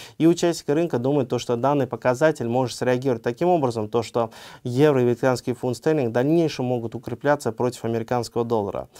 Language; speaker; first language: Russian; non-native, local second language; Uzbek